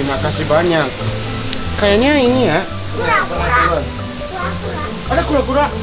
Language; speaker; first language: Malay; non-native, fluent; Japanese